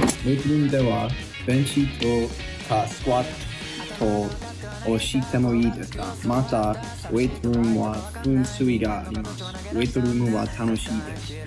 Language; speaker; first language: Japanese; non-native, learner; English